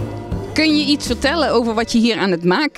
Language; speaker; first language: Dutch; native; Dutch